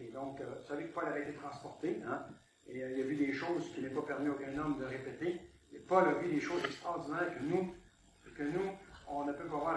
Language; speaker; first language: French; native; French